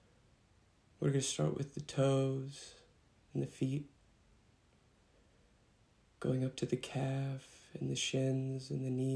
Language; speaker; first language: English; native; English